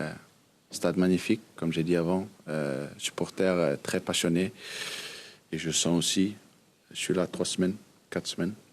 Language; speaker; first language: French; early bilingual, heritage; Danish